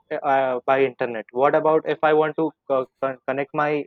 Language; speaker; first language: English; non-native, local second language; Hindi